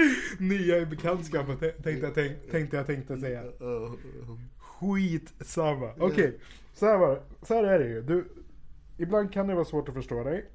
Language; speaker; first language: Swedish; native; Swedish